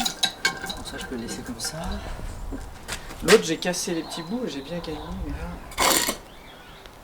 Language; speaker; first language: French; native; French